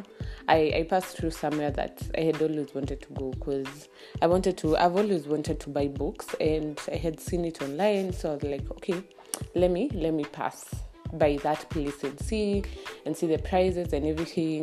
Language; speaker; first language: English; non-native, local second language; Swahili